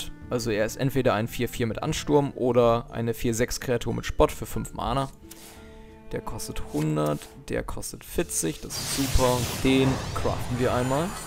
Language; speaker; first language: German; native; German